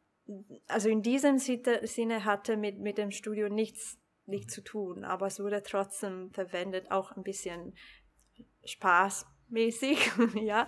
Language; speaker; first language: German; non-native, local second language; Italian